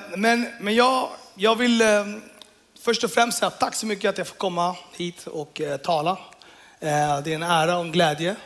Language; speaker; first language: Swedish; early bilingual, other home language; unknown